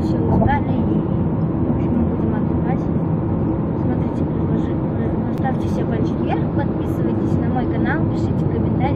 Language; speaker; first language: Russian; native; Russian